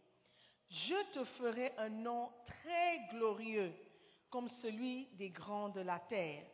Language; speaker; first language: French; non-native, fluent; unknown